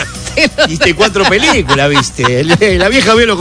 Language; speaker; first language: Spanish; native; Spanish